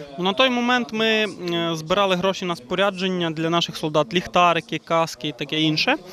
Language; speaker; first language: Ukrainian; native; Ukrainian